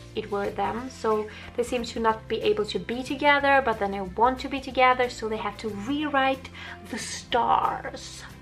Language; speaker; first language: English; non-native, fluent; Swedish